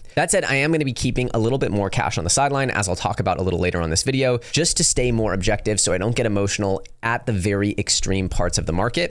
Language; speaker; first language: English; native; English